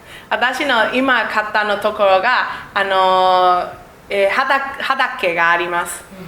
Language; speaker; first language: Japanese; non-native, learner; Chinese